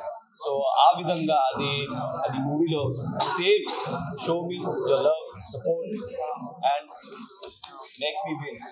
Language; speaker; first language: Telugu; non-native, local second language; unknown